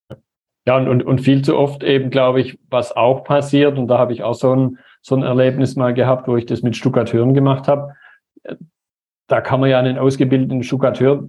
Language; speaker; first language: German; native; German